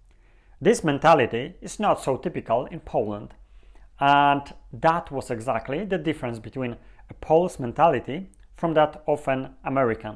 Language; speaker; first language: English; non-native, fluent; Polish